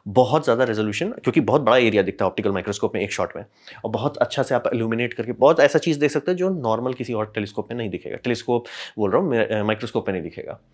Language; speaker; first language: Hindi; native; Hindi